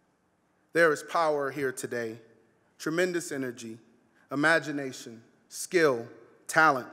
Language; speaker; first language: English; native; English